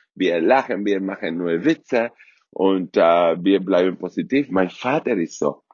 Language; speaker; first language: German; non-native, fluent; Spanish